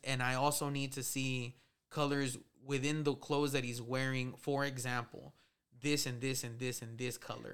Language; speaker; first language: English; early bilingual, other home language; Spanish